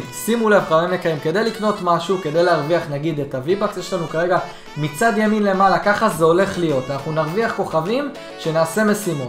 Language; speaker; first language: Hebrew; native; Hebrew